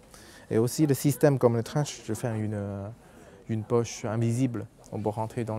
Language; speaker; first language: French; non-native, local second language; Chinese